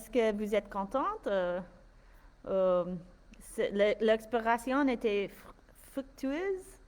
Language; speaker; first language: French; non-native, fluent; English